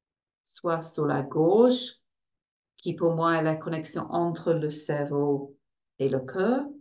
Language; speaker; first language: French; non-native, fluent; English